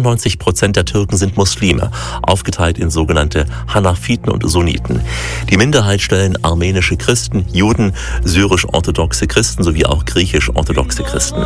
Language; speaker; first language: German; native; German